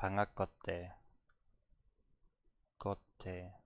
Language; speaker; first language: Korean; non-native, learner; German